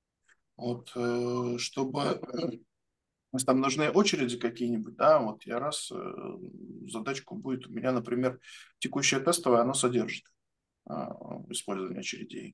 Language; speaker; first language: Russian; native; Russian